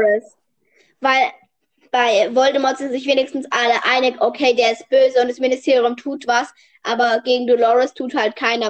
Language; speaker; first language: German; native; German